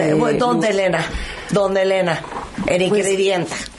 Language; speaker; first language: Spanish; native; Spanish